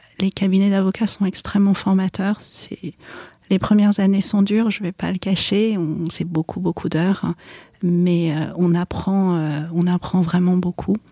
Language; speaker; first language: French; early bilingual, other home language; Chinese